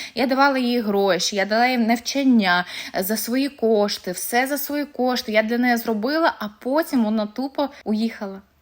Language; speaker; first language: Ukrainian; non-native, local second language; Russian